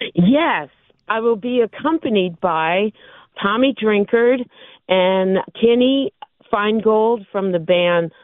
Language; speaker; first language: English; native; English